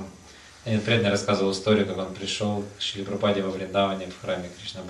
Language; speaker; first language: Russian; native; Russian